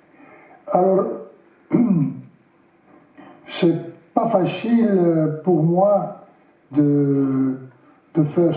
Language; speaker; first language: French; non-native, learner; Russian